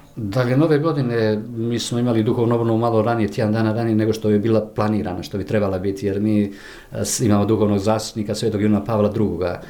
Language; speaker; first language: Croatian; native; Croatian